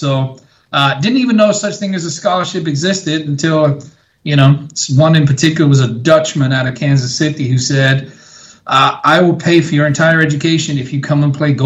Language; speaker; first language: English; native; English